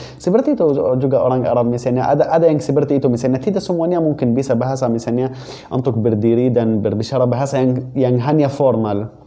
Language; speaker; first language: Indonesian; non-native, fluent; Arabic